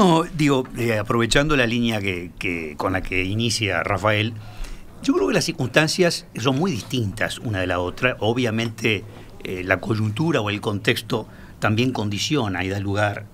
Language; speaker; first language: Spanish; native; Spanish